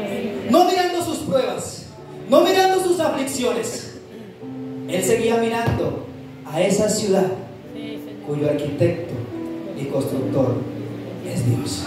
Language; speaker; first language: Spanish; native; Spanish